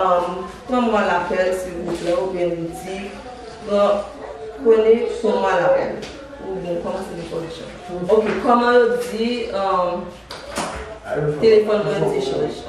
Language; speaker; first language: French; non-native, learner; Haitian Creole